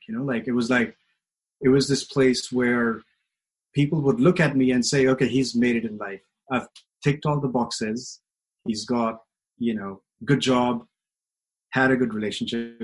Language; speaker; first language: English; non-native, local second language; Hindi